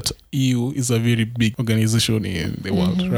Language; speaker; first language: English; non-native, local second language; Luo (Kenya and Tanzania)